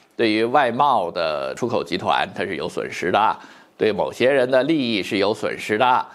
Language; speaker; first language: Chinese; native; Chinese